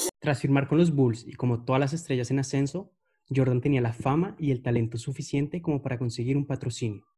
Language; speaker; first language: Spanish; native; Spanish